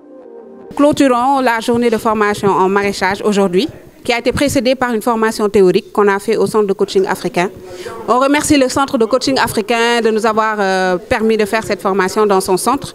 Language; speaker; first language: French; non-native, local second language; Wolof